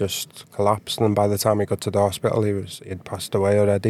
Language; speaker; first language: English; native; English